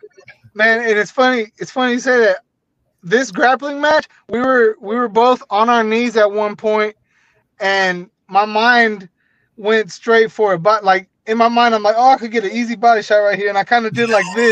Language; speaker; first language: English; native; English